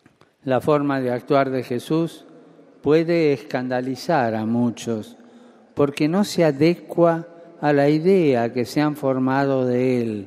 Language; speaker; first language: Spanish; native; Spanish